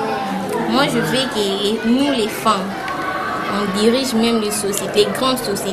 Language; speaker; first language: French; non-native, local second language; Lingala